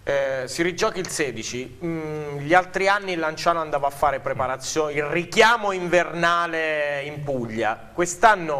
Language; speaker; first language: Italian; native; Italian